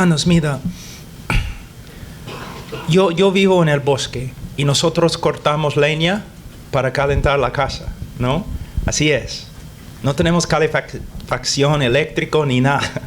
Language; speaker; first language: Spanish; non-native, fluent; English